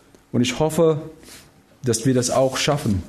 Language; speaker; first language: German; non-native, fluent; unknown